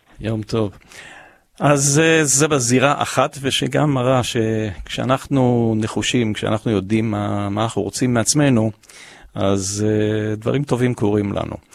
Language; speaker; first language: Hebrew; early bilingual, other home language; English